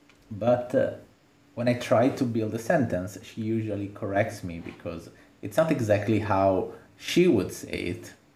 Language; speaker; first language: English; non-native, fluent; Italian